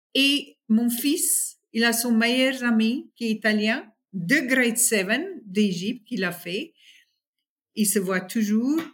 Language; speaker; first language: French; non-native, fluent; English